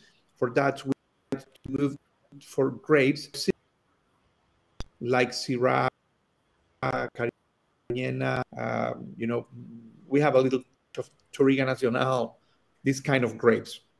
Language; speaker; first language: English; non-native, learner; Spanish